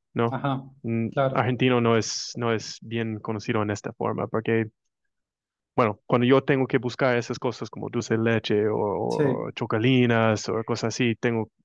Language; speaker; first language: Spanish; non-native, fluent; English